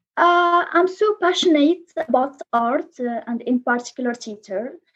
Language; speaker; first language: English; non-native, learner; Arabic